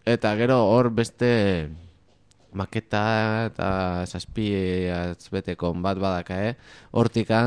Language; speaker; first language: Basque; native; Basque